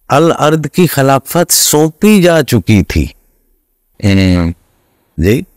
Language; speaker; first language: Urdu; non-native, local second language; Punjabi